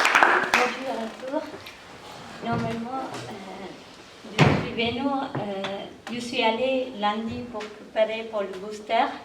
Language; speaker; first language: French; non-native, learner; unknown